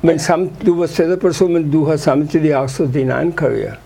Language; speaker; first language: Danish; non-native, fluent; Urdu